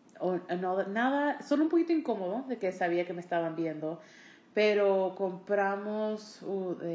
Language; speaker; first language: Spanish; early bilingual, heritage; Spanish